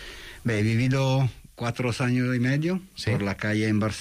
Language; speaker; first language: Spanish; non-native, fluent; Italian